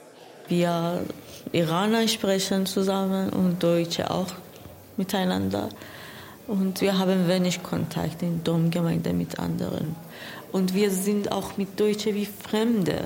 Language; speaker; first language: German; non-native, learner; Persian